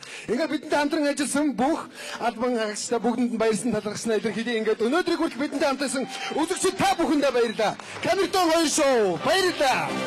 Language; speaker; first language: Mongolian; native; Mongolian